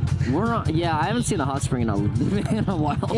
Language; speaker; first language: English; native; English